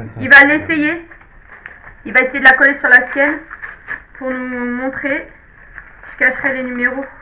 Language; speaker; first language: French; native; French